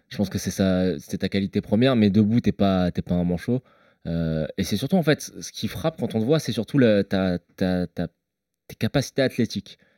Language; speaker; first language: French; native; French